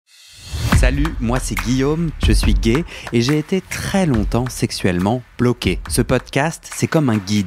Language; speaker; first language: French; native; French